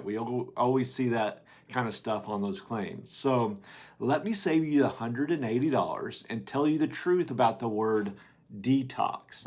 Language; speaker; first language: English; native; English